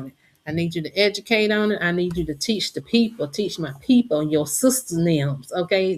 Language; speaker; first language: English; native; English